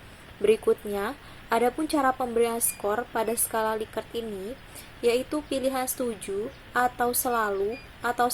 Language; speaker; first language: Indonesian; native; Indonesian